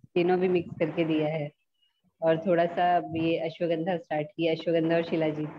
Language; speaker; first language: Hindi; native; Hindi